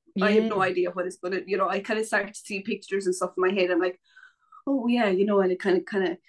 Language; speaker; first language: English; native; English